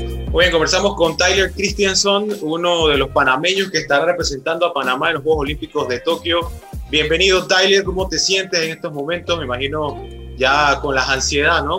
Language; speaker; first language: Spanish; native; Spanish